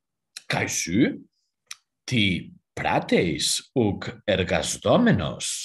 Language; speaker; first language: Greek; non-native, learner; German